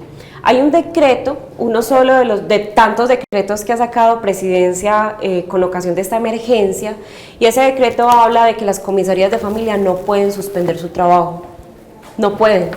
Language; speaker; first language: Spanish; native; Spanish